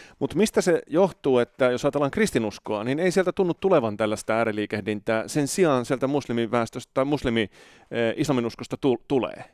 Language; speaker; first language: Finnish; native; Finnish